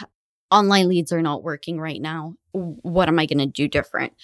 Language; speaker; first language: English; early bilingual, other home language; Arabic